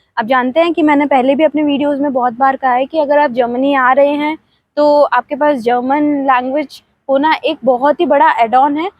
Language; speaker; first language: Hindi; native; Hindi